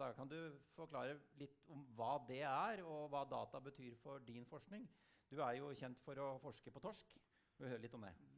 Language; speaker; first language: Norwegian; native; Norwegian